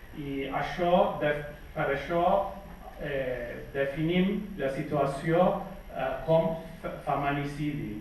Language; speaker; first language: Catalan; non-native, fluent; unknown